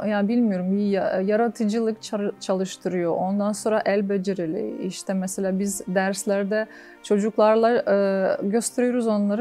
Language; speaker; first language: Turkish; non-native, fluent; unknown